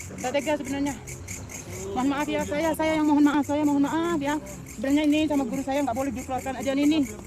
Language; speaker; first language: Indonesian; non-native, local second language; Madurese